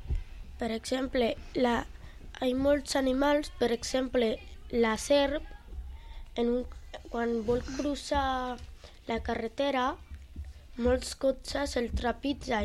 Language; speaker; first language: Catalan; non-native, local second language; Spanish